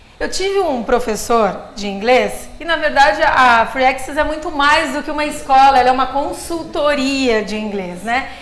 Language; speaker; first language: Portuguese; native; Portuguese